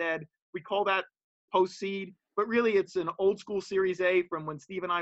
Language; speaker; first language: English; native; English